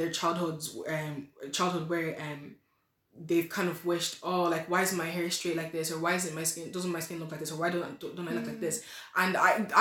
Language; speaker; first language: English; native; English